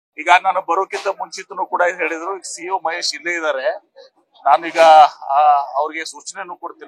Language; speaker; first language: Kannada; native; Kannada